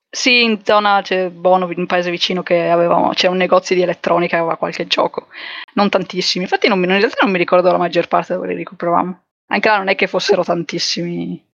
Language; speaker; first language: Italian; native; Italian